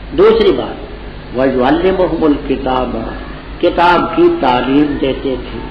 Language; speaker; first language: Urdu; non-native, local second language; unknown